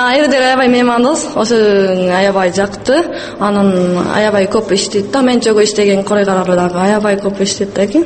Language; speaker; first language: Kyrgyz; non-native, learner; Japanese